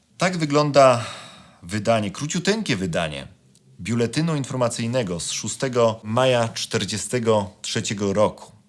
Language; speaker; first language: Polish; native; Polish